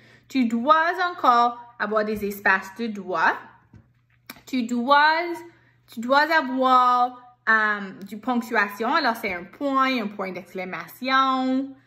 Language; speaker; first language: French; non-native, local second language; English